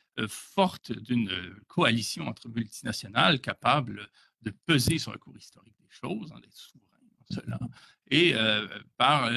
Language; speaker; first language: French; native; French